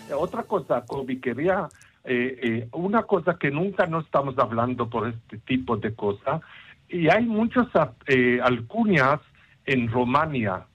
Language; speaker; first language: Spanish; non-native, fluent; Hebrew